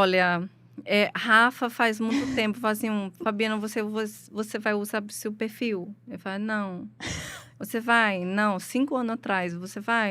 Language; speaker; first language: Portuguese; non-native, learner; Chinese